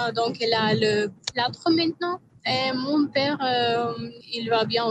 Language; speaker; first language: French; non-native, fluent; Russian